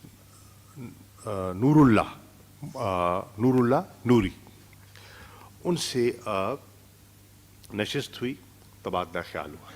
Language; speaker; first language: Urdu; non-native, local second language; Saraiki